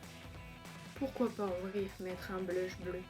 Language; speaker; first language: French; native; French